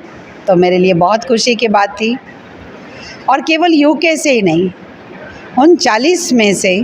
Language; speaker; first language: Hindi; native; Hindi